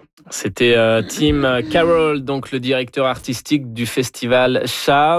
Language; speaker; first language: French; native; French